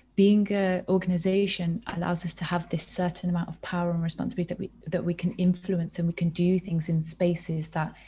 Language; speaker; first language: English; native; English